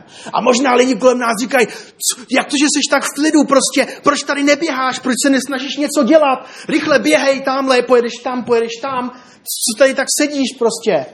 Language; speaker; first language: Czech; native; Czech